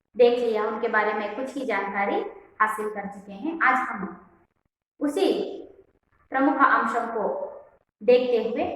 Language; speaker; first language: Hindi; non-native, local second language; Kannada